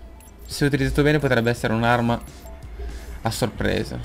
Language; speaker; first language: Italian; native; Italian